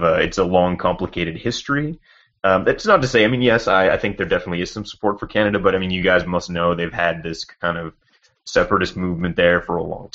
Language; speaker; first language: English; native; English